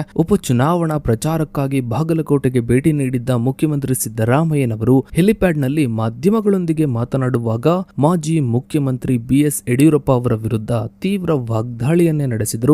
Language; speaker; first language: Kannada; native; Kannada